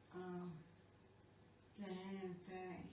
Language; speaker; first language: Swedish; non-native, fluent; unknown